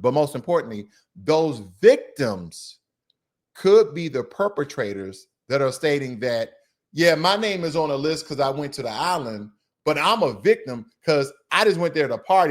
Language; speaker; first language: English; native; English